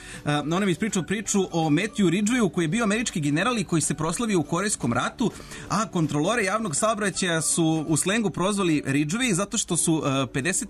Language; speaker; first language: Serbian; native; Serbian